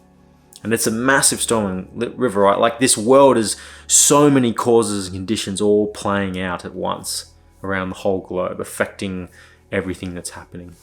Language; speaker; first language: English; native; English